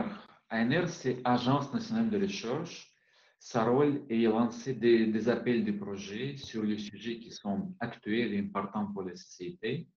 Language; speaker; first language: French; non-native, fluent; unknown